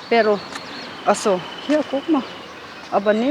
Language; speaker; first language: German; non-native, learner; Filipino